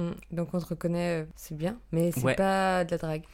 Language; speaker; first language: French; native; French